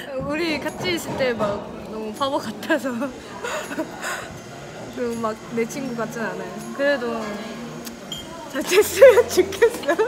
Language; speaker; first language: Korean; non-native, fluent; Russian